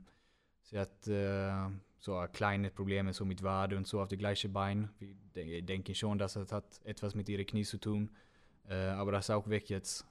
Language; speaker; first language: German; non-native, fluent; Swedish